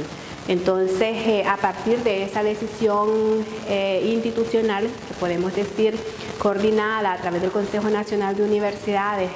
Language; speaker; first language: Spanish; native; Spanish